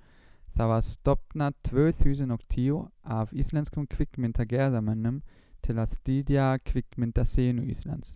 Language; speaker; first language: Icelandic; non-native, learner; German